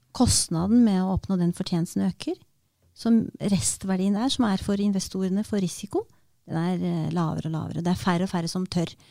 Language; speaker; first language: Norwegian; early bilingual, other home language; Romanian